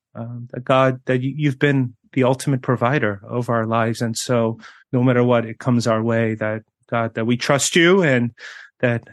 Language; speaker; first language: English; early bilingual, other home language; Korean